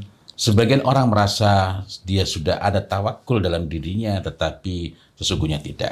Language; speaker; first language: Indonesian; native; Indonesian